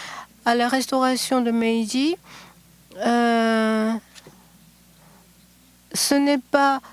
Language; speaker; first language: French; non-native, fluent; Japanese